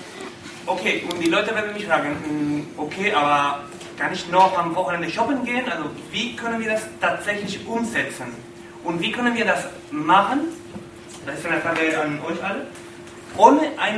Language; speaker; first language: German; non-native, fluent; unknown